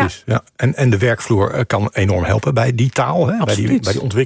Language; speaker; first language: Dutch; native; Dutch